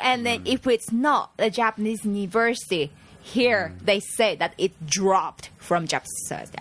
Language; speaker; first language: English; non-native, fluent; Japanese